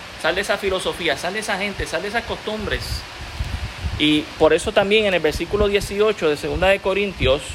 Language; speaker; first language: Spanish; native; Spanish